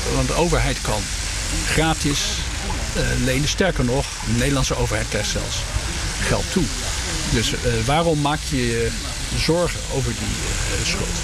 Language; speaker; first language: Dutch; early bilingual, other home language; Bosnian